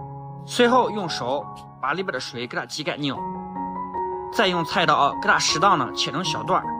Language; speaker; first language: Chinese; native; Chinese